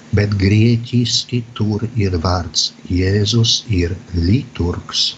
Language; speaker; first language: Latvian; non-native, fluent; Polish